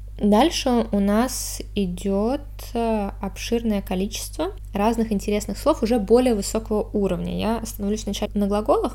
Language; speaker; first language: Russian; native; Russian